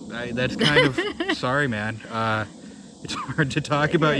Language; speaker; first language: English; native; English